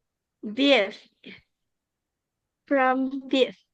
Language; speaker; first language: English; non-native, learner; Indonesian